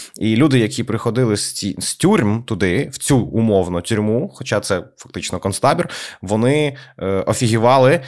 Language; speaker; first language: Ukrainian; native; Ukrainian